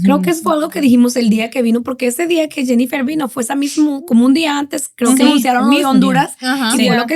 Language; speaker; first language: Spanish; native; Spanish